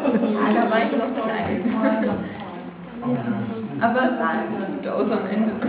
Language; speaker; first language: German; native; German